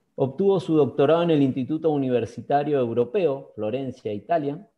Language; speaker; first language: Spanish; native; Spanish